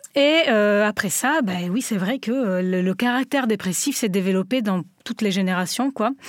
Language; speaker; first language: French; non-native, fluent; Italian